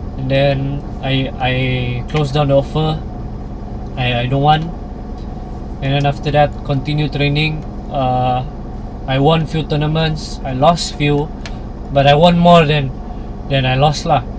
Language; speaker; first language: English; non-native, local second language; Malay